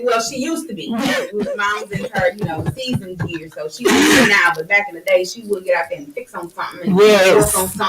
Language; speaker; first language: English; native; English